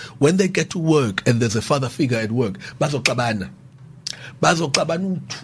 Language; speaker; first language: English; non-native, local second language; Zulu